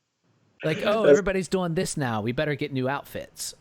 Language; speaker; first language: English; native; English